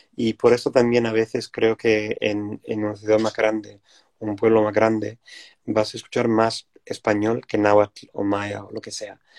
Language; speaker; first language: Spanish; non-native, fluent; English